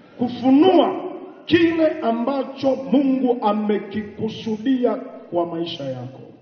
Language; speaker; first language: Swahili; native; Swahili